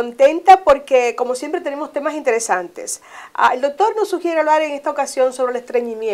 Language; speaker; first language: Spanish; native; Spanish